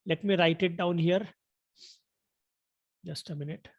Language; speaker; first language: English; non-native, local second language; Marathi